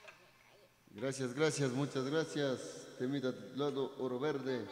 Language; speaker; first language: Spanish; native; Spanish